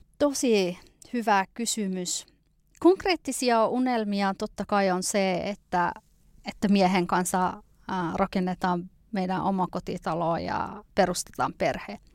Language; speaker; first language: Finnish; early bilingual, other home language; Persian